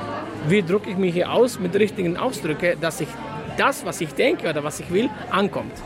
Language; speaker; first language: German; non-native, fluent; Croatian